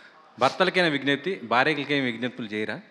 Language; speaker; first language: Telugu; native; Telugu